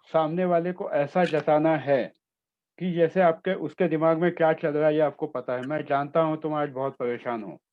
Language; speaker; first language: Hindi; non-native, local second language; Marathi